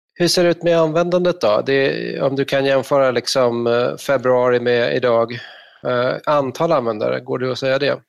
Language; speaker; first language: Swedish; native; Swedish